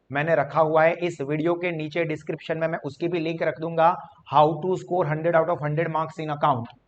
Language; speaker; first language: Hindi; non-native, local second language; Gujarati